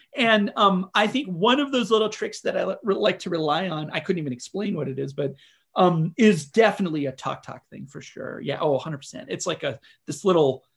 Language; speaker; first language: English; native; English